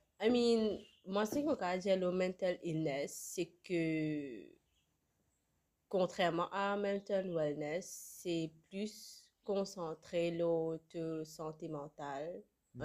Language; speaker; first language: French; non-native, local second language; Morisyen